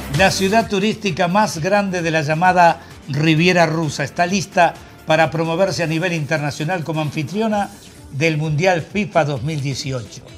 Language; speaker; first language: Spanish; native; Spanish